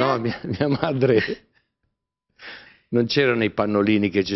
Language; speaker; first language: Italian; native; Italian